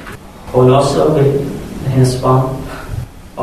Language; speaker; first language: Danish; non-native, learner; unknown